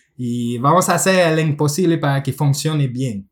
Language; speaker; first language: Spanish; non-native, fluent; French